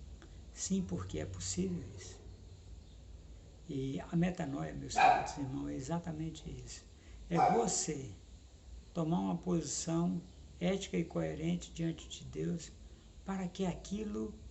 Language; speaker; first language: Portuguese; native; Portuguese